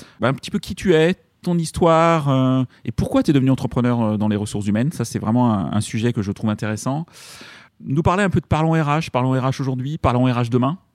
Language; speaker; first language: French; native; French